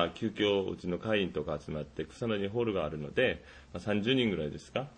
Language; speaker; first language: Japanese; non-native, fluent; Korean